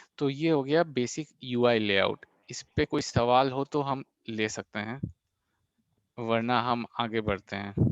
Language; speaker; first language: Hindi; non-native, local second language; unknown